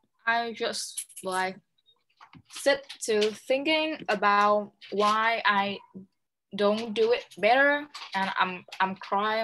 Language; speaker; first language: English; non-native, learner; Vietnamese